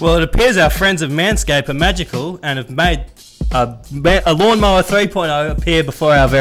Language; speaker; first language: English; native; English